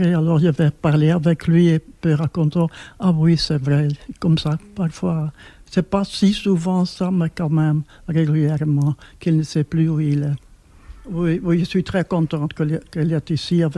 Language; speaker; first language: French; non-native, local second language; Dutch